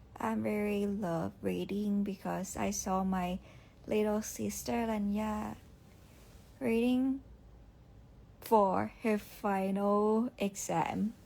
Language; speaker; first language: English; non-native, learner; Thai